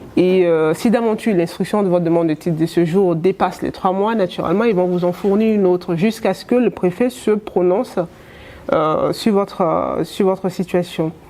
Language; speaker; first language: French; non-native, local second language; Wolof